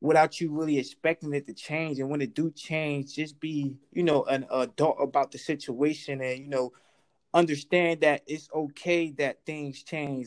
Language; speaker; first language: English; native; English